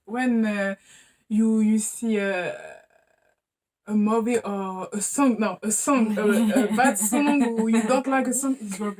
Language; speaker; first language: English; non-native, learner; French